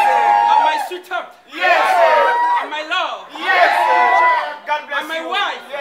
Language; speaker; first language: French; non-native, local second language; Lingala